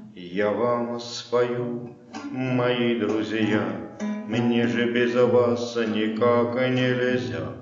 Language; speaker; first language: Russian; non-native, local second language; Azerbaijani